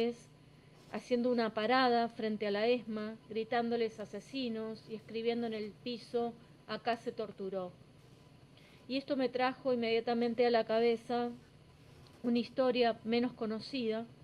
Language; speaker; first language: Spanish; native; Spanish